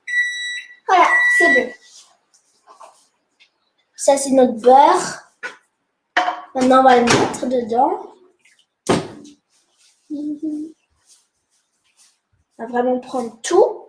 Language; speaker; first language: French; non-native, fluent; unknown